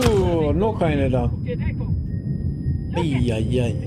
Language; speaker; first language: German; non-native, fluent; Romanian